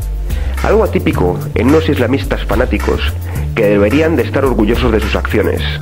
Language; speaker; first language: Spanish; native; Spanish